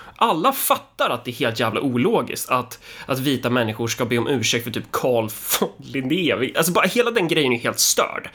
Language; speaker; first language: Swedish; native; Swedish